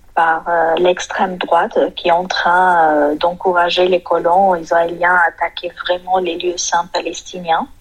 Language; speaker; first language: French; non-native, fluent; Arabic